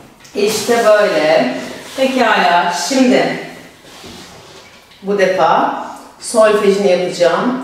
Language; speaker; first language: Turkish; native; Turkish